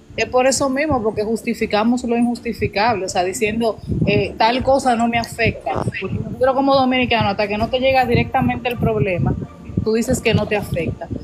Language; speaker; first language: Spanish; native; Spanish